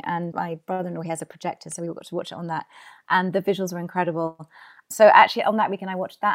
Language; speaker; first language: English; native; English